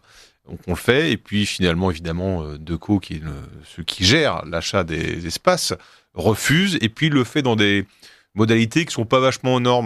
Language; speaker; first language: French; native; French